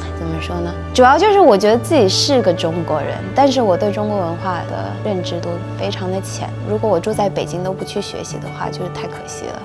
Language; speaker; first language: Chinese; non-native, local second language; Cantonese